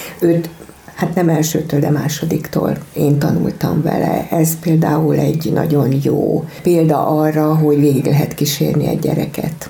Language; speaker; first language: Hungarian; native; Hungarian